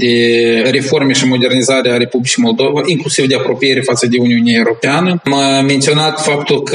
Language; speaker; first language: Romanian; native; Romanian